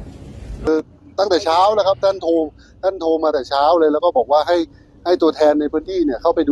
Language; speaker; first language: Thai; native; Thai